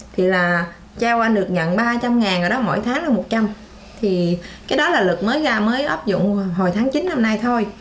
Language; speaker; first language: Vietnamese; native; Vietnamese